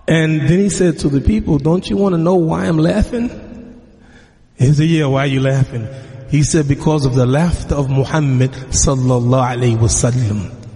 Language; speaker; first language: English; native; English